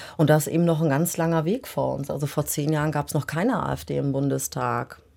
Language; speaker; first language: German; native; German